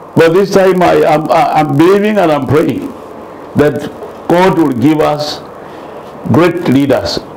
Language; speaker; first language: English; non-native, local second language; Swahili